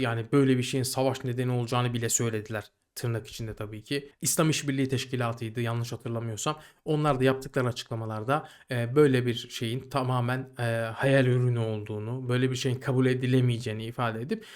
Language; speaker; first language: Turkish; native; Turkish